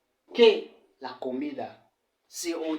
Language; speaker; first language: Spanish; non-native, fluent; French